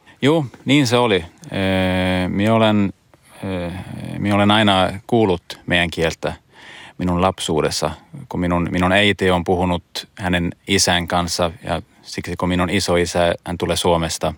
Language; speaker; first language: Finnish; non-native, learner; Swedish